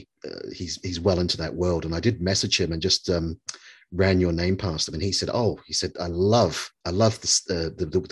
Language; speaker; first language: English; native; English